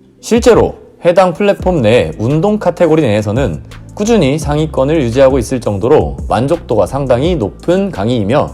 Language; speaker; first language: Korean; native; Korean